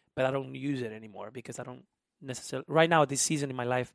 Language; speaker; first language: English; early bilingual, other home language; Spanish